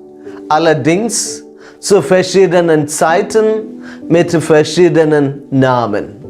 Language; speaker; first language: German; non-native, fluent; Malayalam